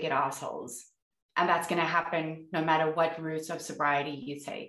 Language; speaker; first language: English; native; English